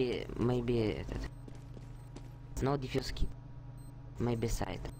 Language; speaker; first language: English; non-native, learner; Russian